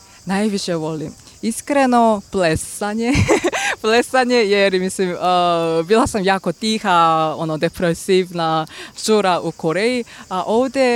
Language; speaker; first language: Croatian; non-native, learner; Korean